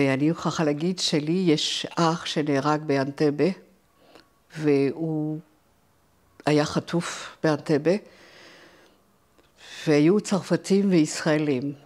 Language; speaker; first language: Hebrew; non-native, fluent; French